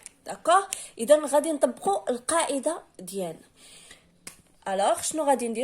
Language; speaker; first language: Arabic; native; Arabic